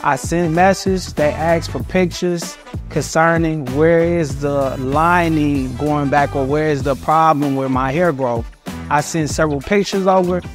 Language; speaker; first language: English; native; English